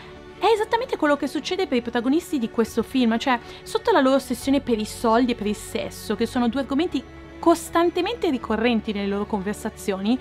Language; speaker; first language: Italian; native; Italian